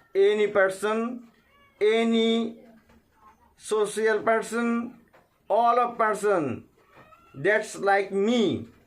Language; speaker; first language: English; non-native, local second language; Bangla